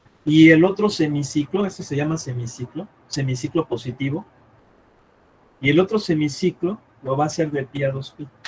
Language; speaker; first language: Spanish; native; Spanish